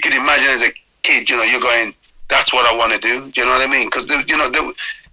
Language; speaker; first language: English; native; English